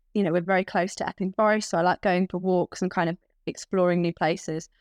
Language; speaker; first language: English; native; English